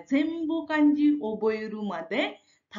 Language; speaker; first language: Japanese; non-native, fluent; Marathi